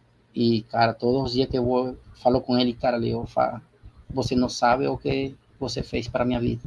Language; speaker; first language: Portuguese; non-native, learner; Spanish